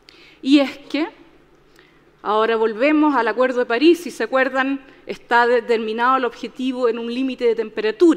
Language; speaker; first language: Spanish; native; Spanish